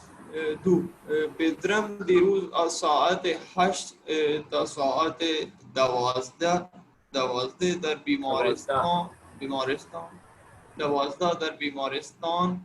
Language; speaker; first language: Persian; non-native, learner; Urdu